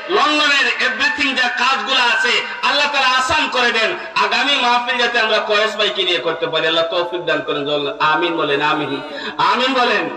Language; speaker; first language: Bangla; non-native, local second language; Sylheti